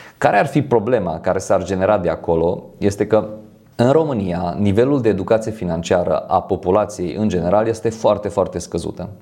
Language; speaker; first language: Romanian; non-native, fluent; French